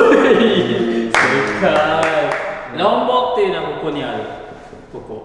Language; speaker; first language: Japanese; non-native, learner; Indonesian